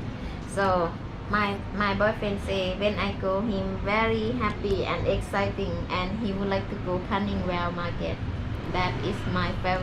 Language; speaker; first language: English; non-native, learner; Thai